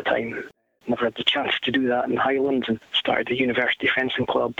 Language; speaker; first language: English; native; English